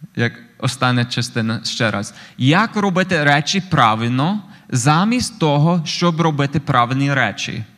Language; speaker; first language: Ukrainian; non-native, fluent; English